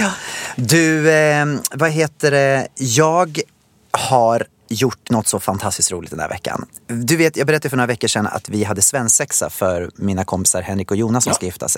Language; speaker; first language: Swedish; native; Swedish